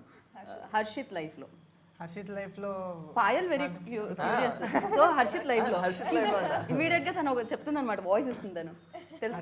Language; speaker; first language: Telugu; native; Telugu